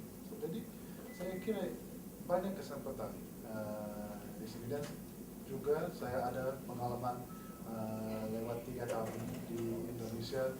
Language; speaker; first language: Indonesian; non-native, fluent; English